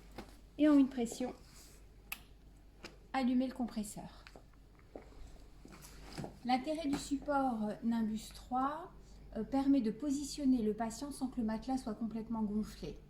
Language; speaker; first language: French; native; French